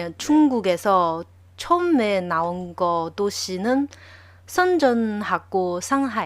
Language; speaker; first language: Korean; non-native, learner; Chinese